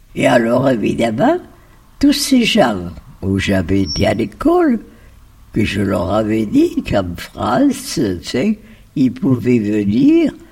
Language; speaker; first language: French; non-native, fluent; Spanish